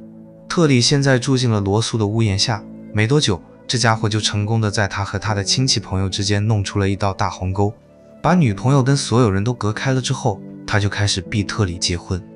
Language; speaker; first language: Chinese; native; Chinese